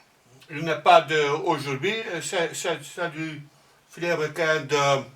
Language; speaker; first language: French; non-native, learner; Dutch